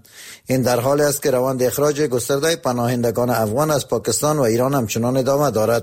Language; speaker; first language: Persian; native; Persian